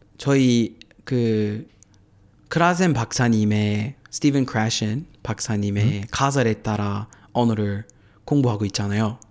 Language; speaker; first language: Korean; non-native, fluent; English